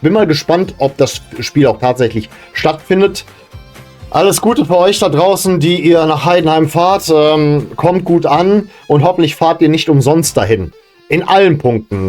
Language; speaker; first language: German; native; German